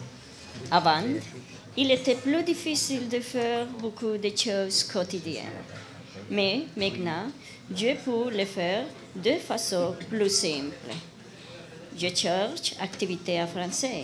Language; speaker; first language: French; non-native, learner; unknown